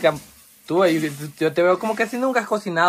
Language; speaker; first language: Spanish; native; Spanish